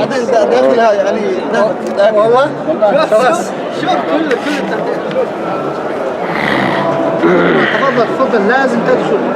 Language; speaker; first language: Arabic; non-native, learner; Kyrgyz